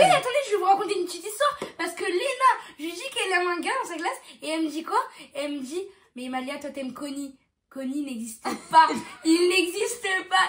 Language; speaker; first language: French; native; French